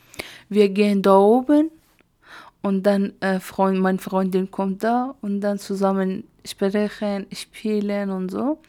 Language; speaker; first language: German; non-native, learner; Persian